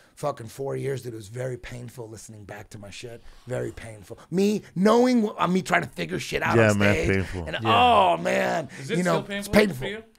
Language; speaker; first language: English; native; English